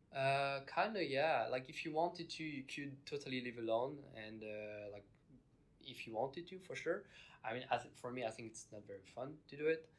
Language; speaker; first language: English; non-native, fluent; French